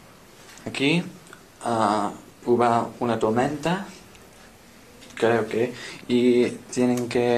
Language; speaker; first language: Spanish; non-native, learner; English